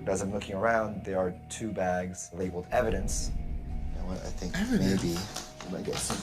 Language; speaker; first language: English; native; English